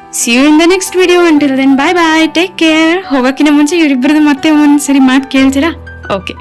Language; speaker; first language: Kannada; non-native, local second language; Telugu